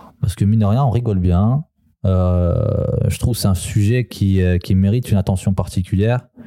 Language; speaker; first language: French; early bilingual, other home language; Serbian